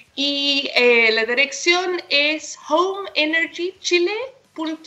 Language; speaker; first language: Spanish; non-native, fluent; English